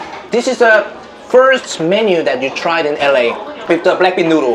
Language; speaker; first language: English; non-native, fluent; Korean